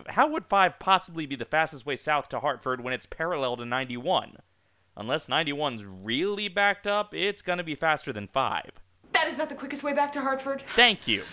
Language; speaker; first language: English; native; English